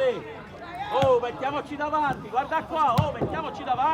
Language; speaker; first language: Italian; native; Italian